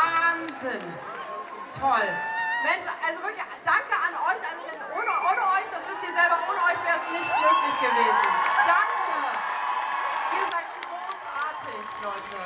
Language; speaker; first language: German; native; German